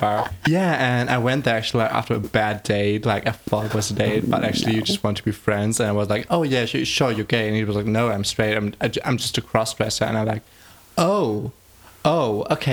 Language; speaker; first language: English; non-native, fluent; German